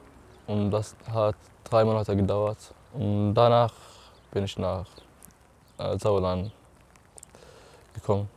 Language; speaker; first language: German; non-native, learner; Arabic